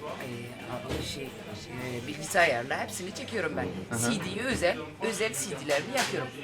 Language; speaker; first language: Turkish; early bilingual, heritage; Turkish